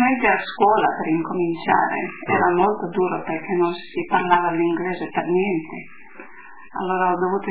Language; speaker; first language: Italian; early bilingual, heritage; Italian